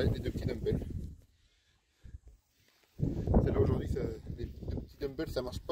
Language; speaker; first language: French; native; French